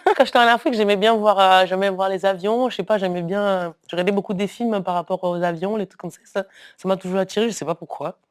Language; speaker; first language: French; early bilingual, other home language; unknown